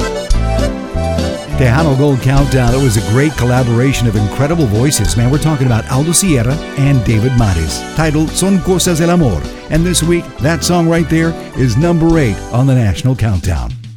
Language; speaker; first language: English; early bilingual, other home language; Spanish